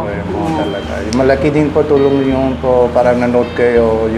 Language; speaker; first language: Filipino; non-native, learner; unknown